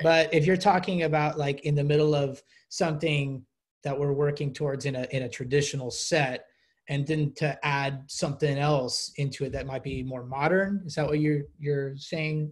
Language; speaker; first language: English; early bilingual, other home language; Greek